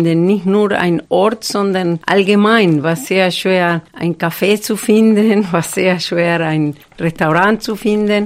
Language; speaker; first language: German; non-native, fluent; Spanish